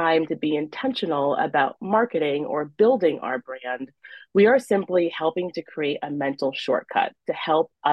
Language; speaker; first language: English; native; English